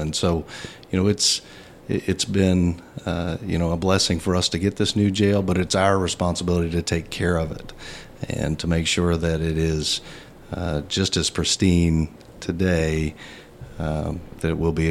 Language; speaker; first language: English; native; English